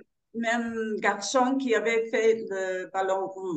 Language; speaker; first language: French; non-native, learner; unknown